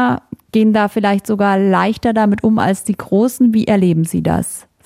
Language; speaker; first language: German; native; German